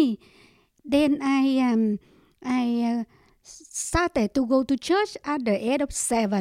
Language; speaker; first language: English; non-native, learner; Vietnamese